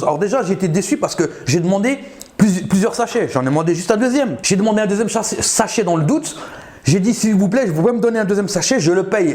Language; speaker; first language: French; native; French